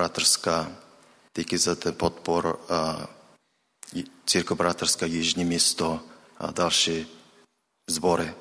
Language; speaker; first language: Czech; non-native, learner; Mongolian